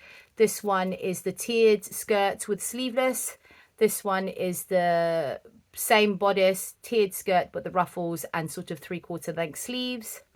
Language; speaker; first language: English; native; English